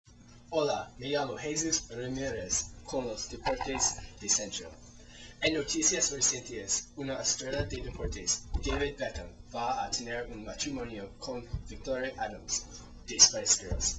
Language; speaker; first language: Spanish; non-native, learner; English